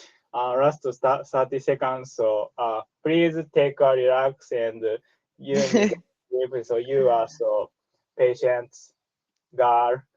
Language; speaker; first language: English; non-native, learner; Japanese